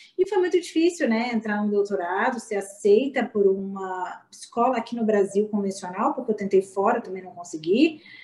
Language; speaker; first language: Portuguese; native; Portuguese